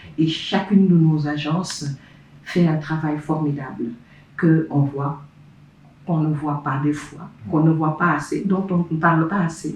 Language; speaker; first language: French; non-native, local second language; Wolof